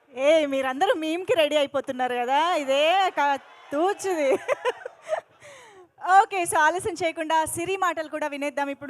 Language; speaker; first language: Telugu; native; Telugu